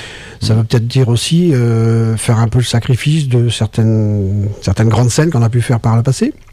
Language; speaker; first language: French; native; French